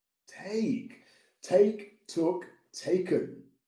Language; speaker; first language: English; native; English